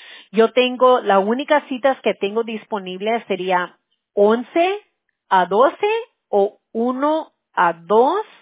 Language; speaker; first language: Spanish; early bilingual, other home language; English